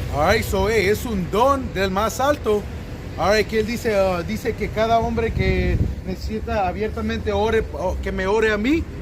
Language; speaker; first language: Spanish; early bilingual, other home language; English